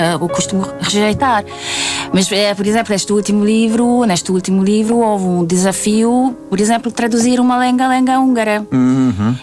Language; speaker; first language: Portuguese; non-native, fluent; Hungarian